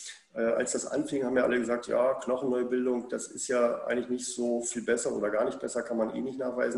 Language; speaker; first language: German; native; German